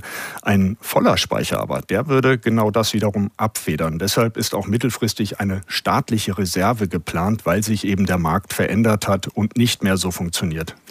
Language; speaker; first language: German; native; German